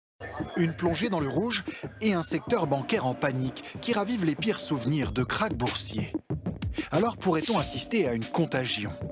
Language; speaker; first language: French; native; French